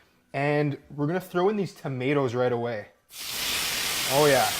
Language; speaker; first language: English; native; English